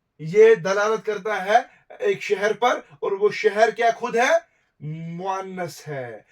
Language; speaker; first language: Urdu; non-native, local second language; Kashmiri